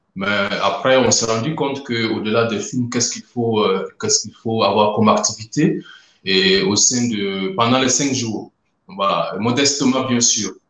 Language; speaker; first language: French; non-native, local second language; Mossi